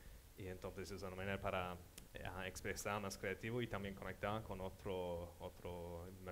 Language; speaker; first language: Spanish; non-native, fluent; English